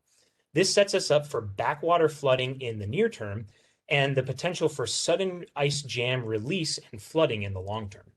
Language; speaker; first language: English; native; English